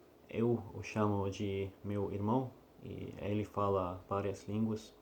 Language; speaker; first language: Portuguese; non-native, learner; Russian